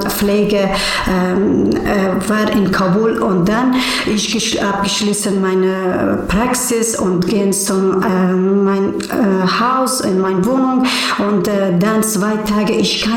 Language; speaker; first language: German; non-native, learner; Persian